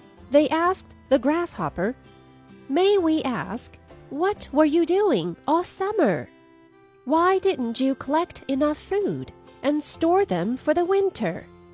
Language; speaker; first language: English; non-native, fluent; Chinese